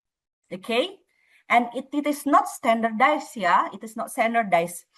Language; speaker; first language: English; non-native, fluent; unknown